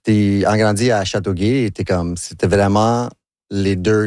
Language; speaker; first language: French; non-native, local second language; English